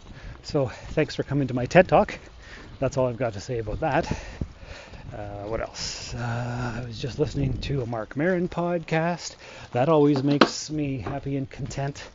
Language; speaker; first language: English; native; English